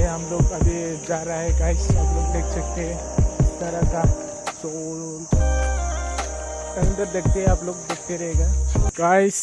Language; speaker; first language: Hindi; non-native, local second language; Bodo